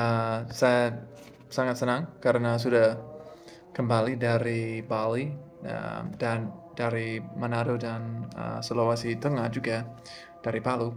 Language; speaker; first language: Indonesian; non-native, fluent; English